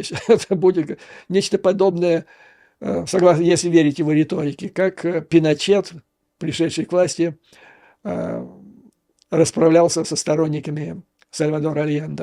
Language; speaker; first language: Russian; native; Russian